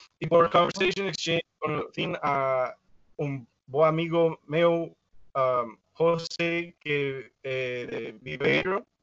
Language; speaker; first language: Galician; non-native, fluent; English